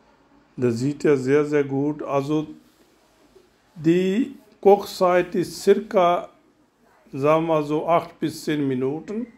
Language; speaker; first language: German; non-native, learner; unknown